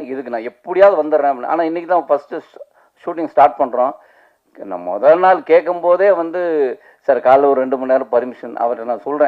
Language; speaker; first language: Tamil; native; Tamil